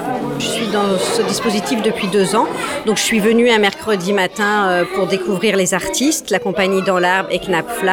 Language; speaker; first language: French; native; French